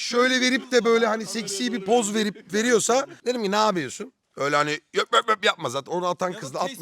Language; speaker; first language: Turkish; native; Turkish